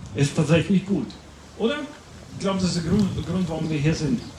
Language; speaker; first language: German; non-native, fluent; Latvian